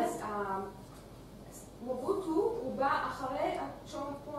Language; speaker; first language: Hebrew; non-native, fluent; French